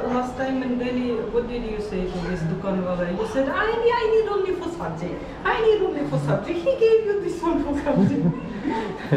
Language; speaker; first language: English; non-native, learner; Russian